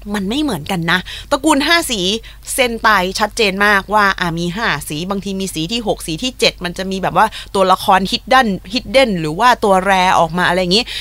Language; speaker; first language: Thai; non-native, fluent; Japanese